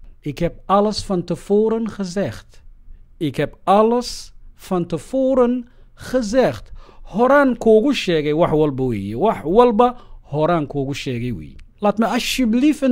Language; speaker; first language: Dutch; non-native, fluent; Somali